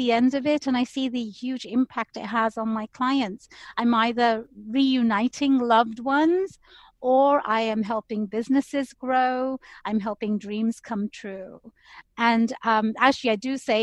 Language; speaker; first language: English; native; English